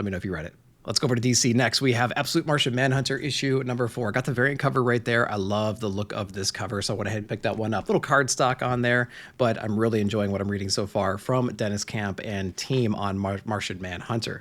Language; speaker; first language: English; native; English